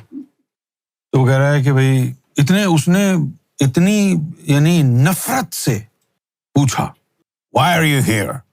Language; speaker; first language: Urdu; native; Urdu